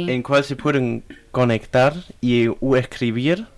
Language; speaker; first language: Spanish; non-native, learner; German